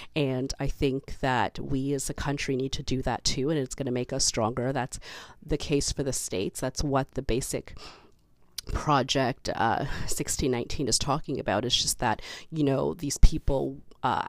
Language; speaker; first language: English; native; English